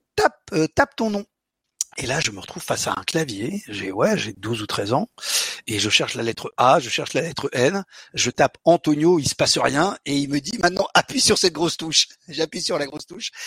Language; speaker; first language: French; early bilingual, other home language; Portuguese